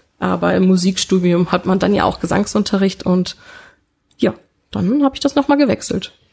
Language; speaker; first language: German; early bilingual, other home language; Italian